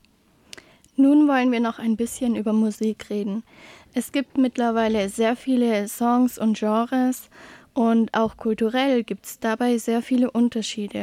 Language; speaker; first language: German; native; German